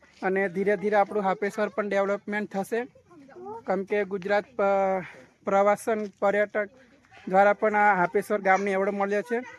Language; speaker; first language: Gujarati; non-native, local second language; Rathawi